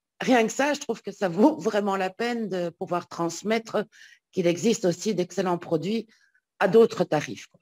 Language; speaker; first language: French; native; French